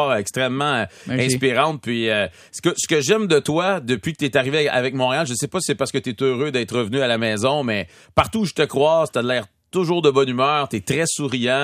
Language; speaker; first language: French; native; French